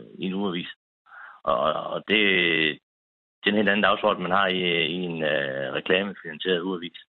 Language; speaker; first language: Danish; native; Danish